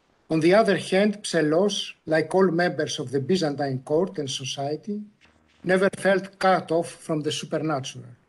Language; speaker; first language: English; non-native, fluent; Greek